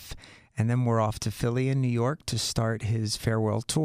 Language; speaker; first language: English; native; English